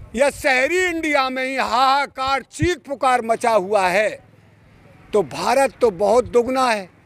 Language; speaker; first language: Hindi; native; Hindi